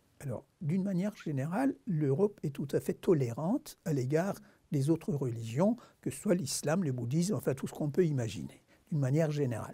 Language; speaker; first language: French; non-native, fluent; Turkish